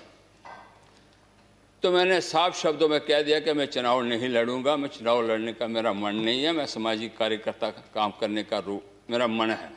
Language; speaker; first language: Hindi; non-native, local second language; Dogri